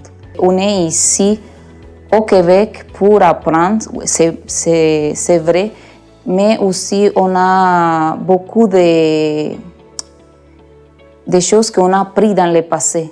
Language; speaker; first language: French; non-native, learner; Spanish